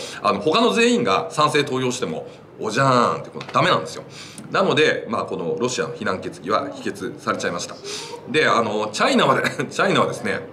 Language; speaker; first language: Japanese; native; Japanese